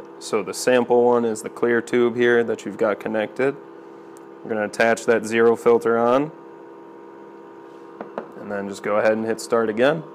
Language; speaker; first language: English; native; English